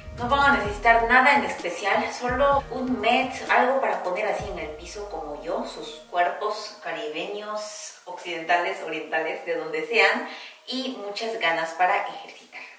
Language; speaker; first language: Spanish; non-native, fluent; Korean